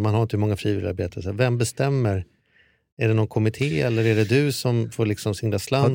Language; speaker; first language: Swedish; native; Swedish